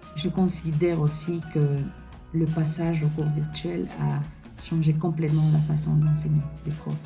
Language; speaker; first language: French; early bilingual, other home language; Spanish